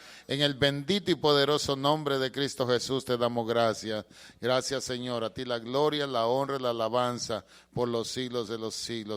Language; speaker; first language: Spanish; native; Spanish